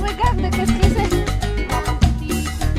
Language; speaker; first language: French; non-native, learner; Spanish